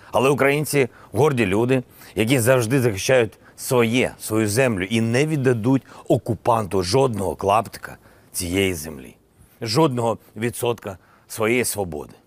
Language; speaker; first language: Ukrainian; non-native, local second language; Russian